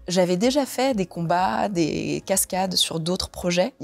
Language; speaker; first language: French; native; French